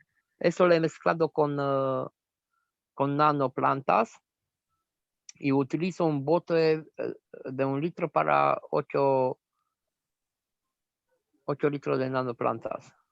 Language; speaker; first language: Spanish; non-native, fluent; Romanian